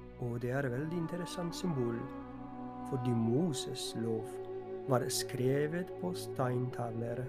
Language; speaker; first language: Norwegian; non-native, fluent; Polish